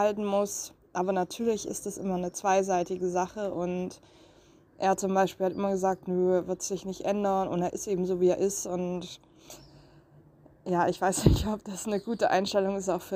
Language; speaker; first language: German; native; German